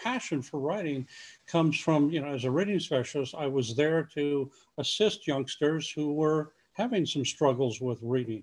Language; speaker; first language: English; native; English